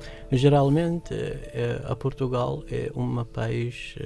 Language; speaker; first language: Portuguese; non-native, fluent; Arabic